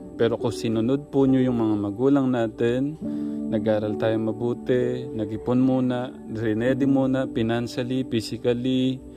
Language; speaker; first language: Filipino; native; Filipino